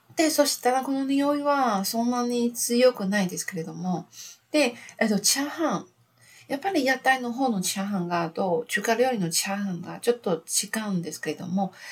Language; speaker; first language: Japanese; non-native, learner; Chinese